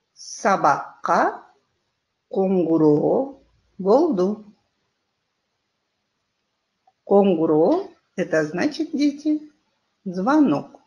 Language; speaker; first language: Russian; non-native, local second language; Kyrgyz